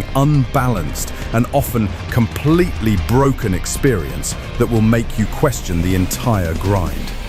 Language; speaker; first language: English; native; English